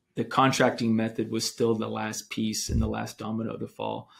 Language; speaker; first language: English; native; English